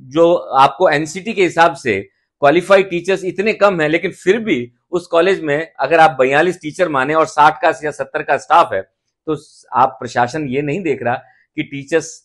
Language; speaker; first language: Hindi; native; Hindi